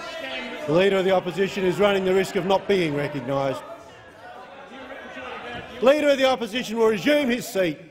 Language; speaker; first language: English; native; English